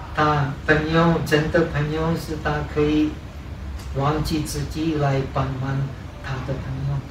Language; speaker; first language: Chinese; non-native, fluent; Czech